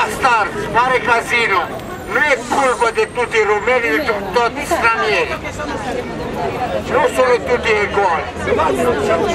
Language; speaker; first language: Italian; non-native, learner; Romanian